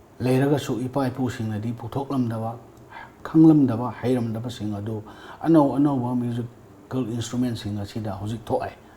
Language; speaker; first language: Manipuri; non-native, local second language; Rongmei Naga